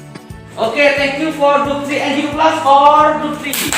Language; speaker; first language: English; non-native, learner; Indonesian